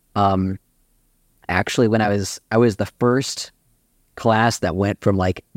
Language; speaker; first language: English; native; English